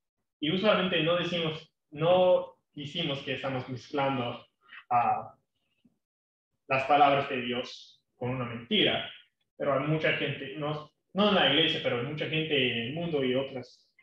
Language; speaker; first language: Spanish; non-native, fluent; English